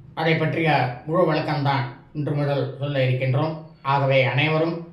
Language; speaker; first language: Tamil; native; Tamil